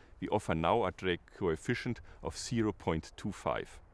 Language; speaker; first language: English; non-native, fluent; German